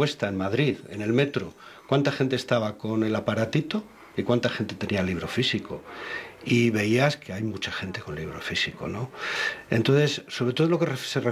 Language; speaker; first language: Spanish; native; Spanish